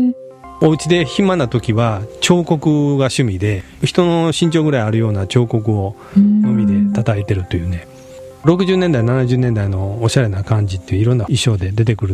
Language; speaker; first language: Japanese; native; Japanese